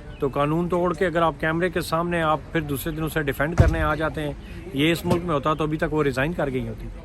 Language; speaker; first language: Urdu; non-native, local second language; Punjabi